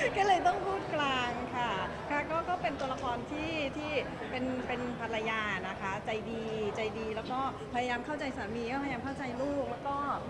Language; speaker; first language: Thai; native; Thai